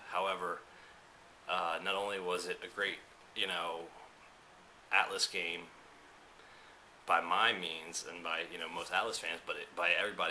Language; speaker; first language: English; early bilingual, other home language; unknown